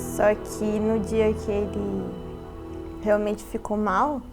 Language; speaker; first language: Portuguese; early bilingual, heritage; Portuguese